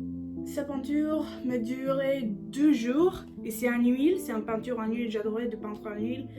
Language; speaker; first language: French; non-native, learner; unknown